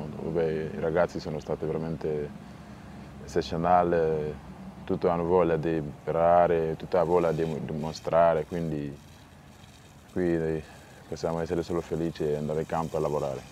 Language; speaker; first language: Italian; non-native, fluent; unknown